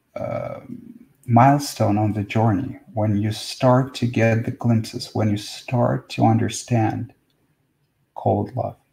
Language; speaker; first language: English; non-native, fluent; Russian